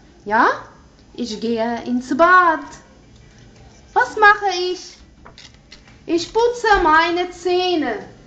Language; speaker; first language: German; non-native, fluent; Arabic